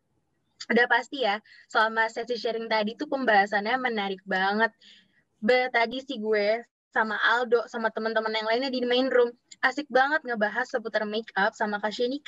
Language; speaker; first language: Indonesian; native; Indonesian